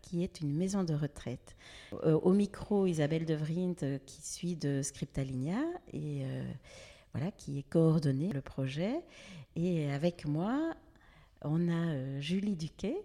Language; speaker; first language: French; native; French